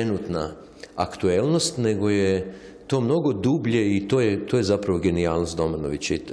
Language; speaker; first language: Serbian; native; Serbian